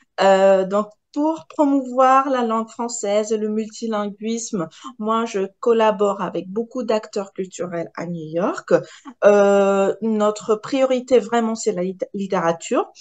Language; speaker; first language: French; non-native, local second language; Arabic